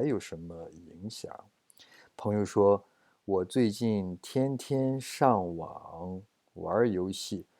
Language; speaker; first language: Chinese; non-native, fluent; English